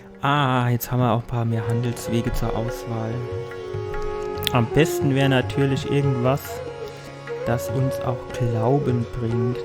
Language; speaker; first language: German; native; German